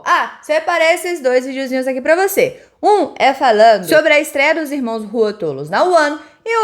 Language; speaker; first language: Portuguese; native; Portuguese